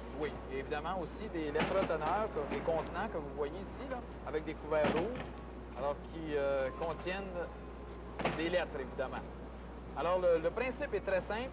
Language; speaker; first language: French; native; French